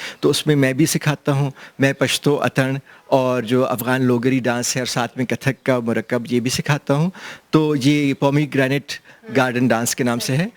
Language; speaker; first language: Urdu; non-native, local second language; Pashto